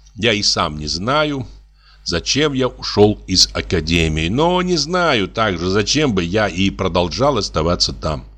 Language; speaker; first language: Russian; native; Russian